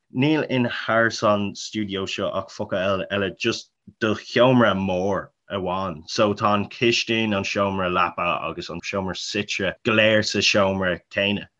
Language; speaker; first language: Irish; non-native, local second language; English